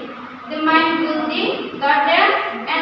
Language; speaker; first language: English; non-native, learner; Indonesian